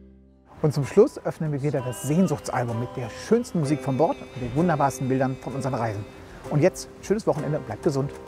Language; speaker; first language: German; native; German